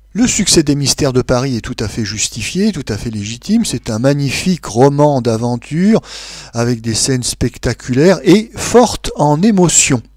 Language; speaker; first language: French; native; French